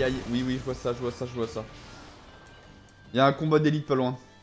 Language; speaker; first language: French; native; French